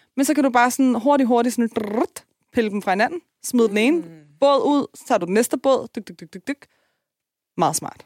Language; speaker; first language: Danish; early bilingual, other home language; Persian